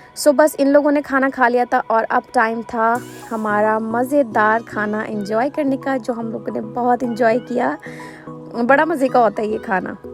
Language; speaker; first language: Urdu; native; Urdu